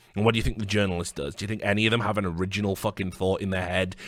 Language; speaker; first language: English; native; English